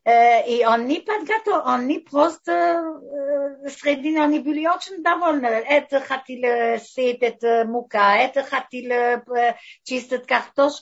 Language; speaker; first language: Russian; non-native, fluent; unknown